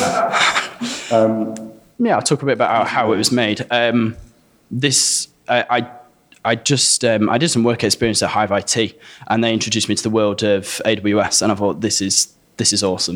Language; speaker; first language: English; native; English